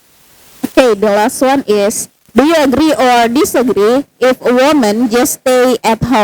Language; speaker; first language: English; non-native, fluent; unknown